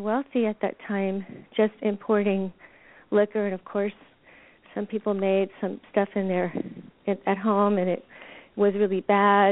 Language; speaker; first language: English; native; English